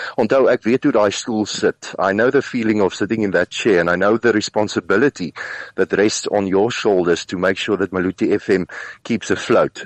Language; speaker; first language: English; non-native, local second language; Afrikaans